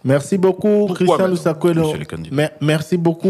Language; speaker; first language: French; non-native, local second language; Lingala